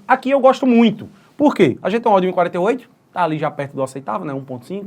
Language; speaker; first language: Portuguese; native; Portuguese